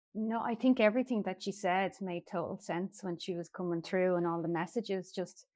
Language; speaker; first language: English; native; English